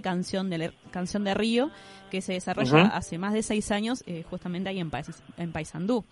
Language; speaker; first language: Spanish; native; Spanish